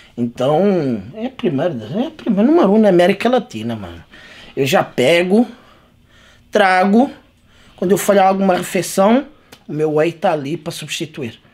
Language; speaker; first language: Portuguese; native; Portuguese